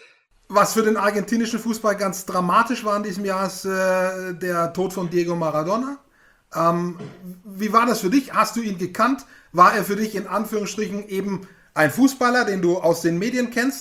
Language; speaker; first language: German; native; German